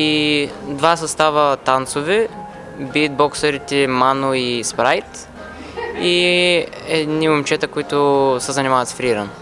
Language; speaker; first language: Bulgarian; native; Bulgarian